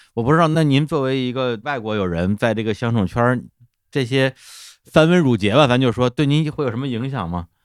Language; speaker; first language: Chinese; native; Chinese